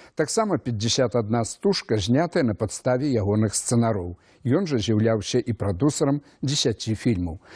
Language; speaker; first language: Belarusian; native; Belarusian